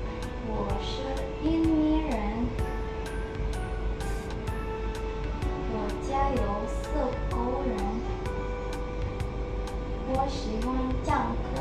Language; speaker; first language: Chinese; non-native, learner; Indonesian